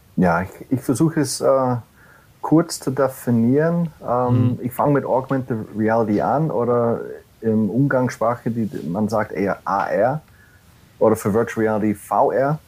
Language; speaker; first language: German; non-native, fluent; English